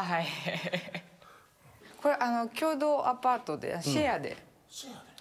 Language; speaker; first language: Japanese; native; Japanese